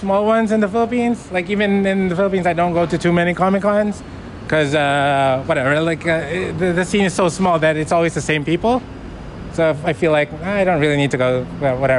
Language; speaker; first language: English; non-native, local second language; Filipino